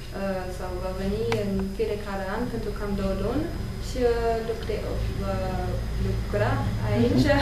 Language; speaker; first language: Romanian; non-native, learner; English